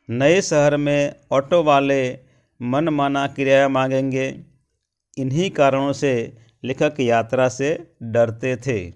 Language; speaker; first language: Hindi; non-native, local second language; Gujarati